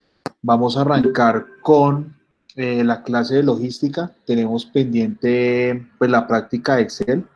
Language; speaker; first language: Spanish; native; Spanish